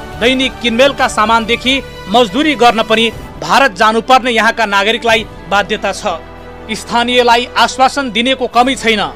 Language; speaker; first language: Nepali; native; Nepali